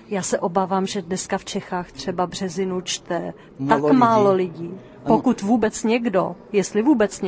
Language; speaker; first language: Czech; native; Czech